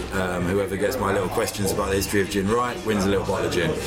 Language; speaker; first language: English; native; English